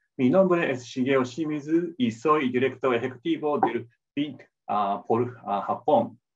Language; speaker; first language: Spanish; non-native, fluent; Japanese